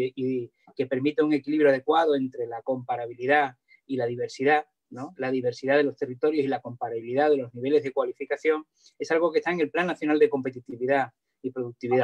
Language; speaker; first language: Spanish; native; Spanish